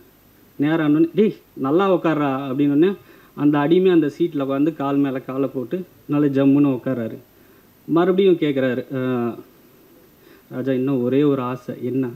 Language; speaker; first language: Tamil; native; Tamil